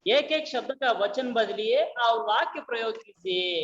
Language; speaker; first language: Hindi; non-native, local second language; Telugu